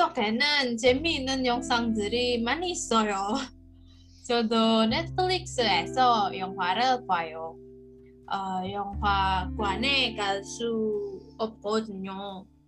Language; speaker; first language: Korean; non-native, learner; Indonesian